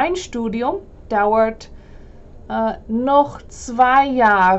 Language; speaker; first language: German; non-native, fluent; English